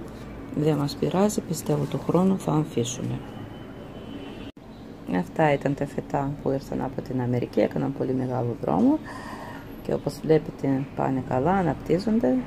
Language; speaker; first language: Greek; non-native, fluent; Russian